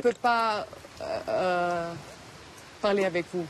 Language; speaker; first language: French; non-native, fluent; German